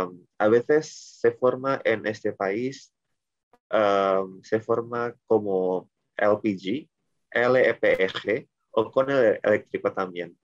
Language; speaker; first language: Spanish; non-native, learner; Indonesian